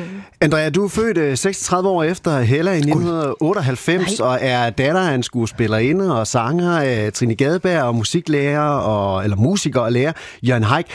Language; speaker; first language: Danish; native; Danish